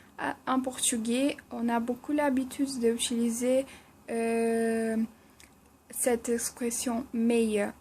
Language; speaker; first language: French; non-native, fluent; Portuguese